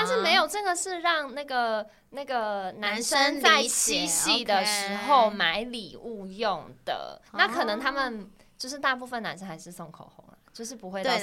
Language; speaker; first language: Chinese; native; Chinese